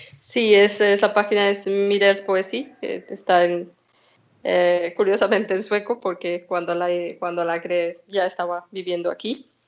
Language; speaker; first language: Spanish; native; Spanish